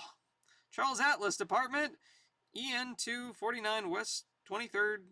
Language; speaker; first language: Spanish; non-native, learner; English